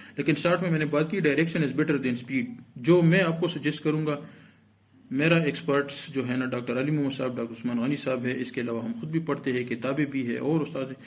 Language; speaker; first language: Urdu; non-native, local second language; Pashto